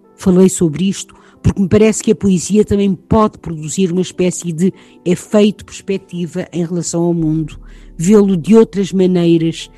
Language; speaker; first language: Portuguese; native; Portuguese